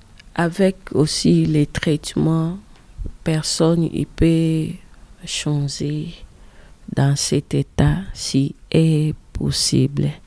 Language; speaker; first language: French; non-native, learner; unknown